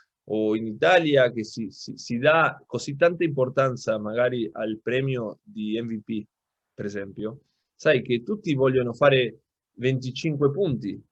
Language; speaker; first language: Italian; non-native, local second language; Spanish